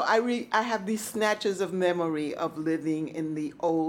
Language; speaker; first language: English; early bilingual, other home language; Spanish